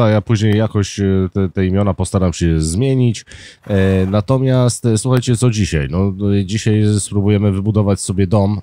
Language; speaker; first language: Polish; native; Polish